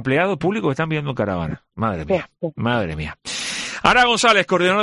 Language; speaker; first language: Spanish; native; Spanish